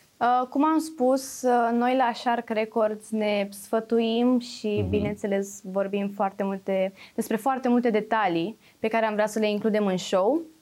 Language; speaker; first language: Romanian; native; Romanian